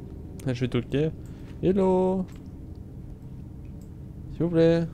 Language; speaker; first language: French; native; French